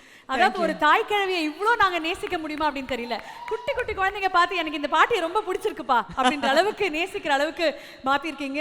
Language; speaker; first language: Tamil; native; Tamil